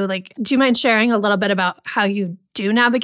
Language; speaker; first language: English; native; English